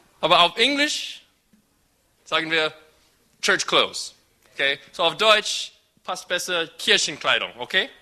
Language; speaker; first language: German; non-native, fluent; English